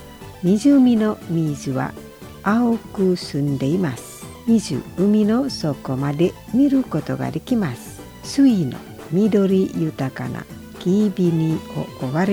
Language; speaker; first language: Japanese; non-native, fluent; Indonesian